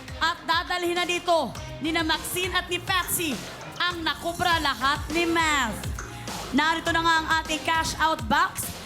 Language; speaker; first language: Filipino; non-native, local second language; Cebuano